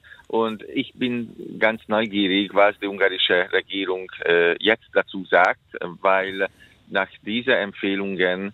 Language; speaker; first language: German; non-native, fluent; Hungarian